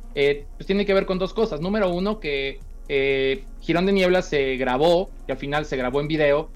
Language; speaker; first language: Spanish; native; Spanish